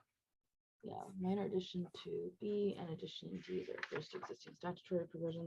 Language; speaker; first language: English; native; English